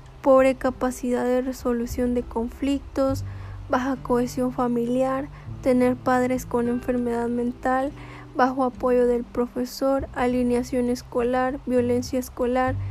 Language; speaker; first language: Spanish; native; Spanish